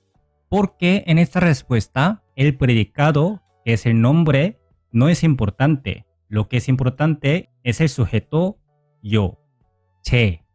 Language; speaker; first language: Spanish; non-native, fluent; Korean